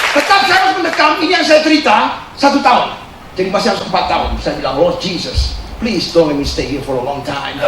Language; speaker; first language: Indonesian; early bilingual, heritage; Indonesian